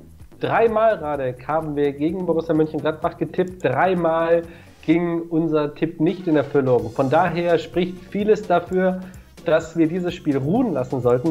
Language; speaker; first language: German; native; German